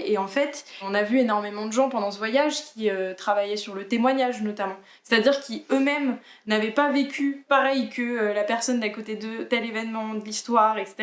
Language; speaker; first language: French; native; French